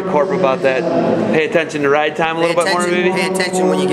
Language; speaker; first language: English; native; English